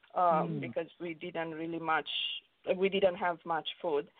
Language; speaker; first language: English; non-native, fluent; Romanian